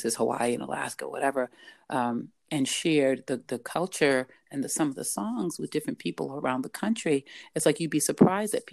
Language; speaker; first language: English; native; English